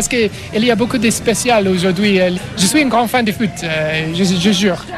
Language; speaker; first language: French; non-native, learner; English